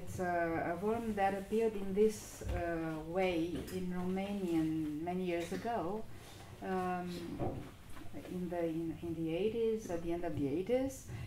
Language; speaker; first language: English; non-native, fluent; Romanian